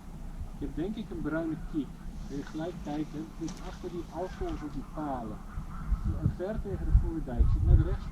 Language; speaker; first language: Dutch; native; Dutch